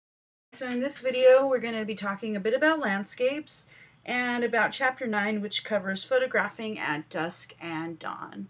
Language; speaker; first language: English; native; English